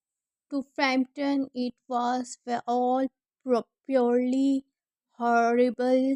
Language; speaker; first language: English; non-native, learner; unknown